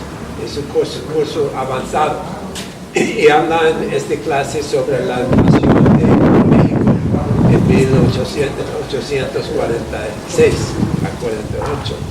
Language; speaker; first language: Spanish; non-native, fluent; English